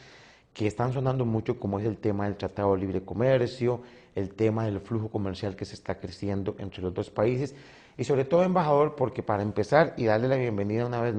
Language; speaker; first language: Spanish; native; Spanish